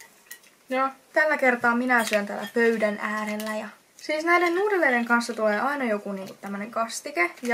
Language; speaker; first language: Finnish; native; Finnish